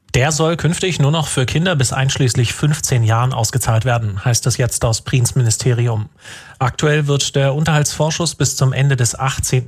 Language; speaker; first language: German; native; German